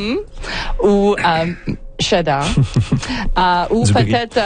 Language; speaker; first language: French; non-native, learner; English